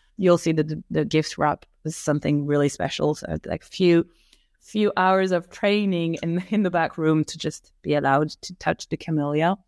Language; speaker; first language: English; non-native, fluent; French